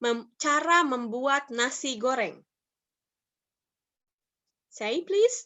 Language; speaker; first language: English; non-native, fluent; Indonesian